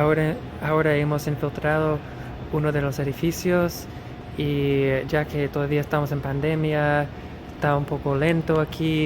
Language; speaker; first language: Spanish; non-native, fluent; English